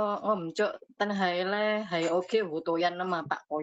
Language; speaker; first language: Chinese; non-native, learner; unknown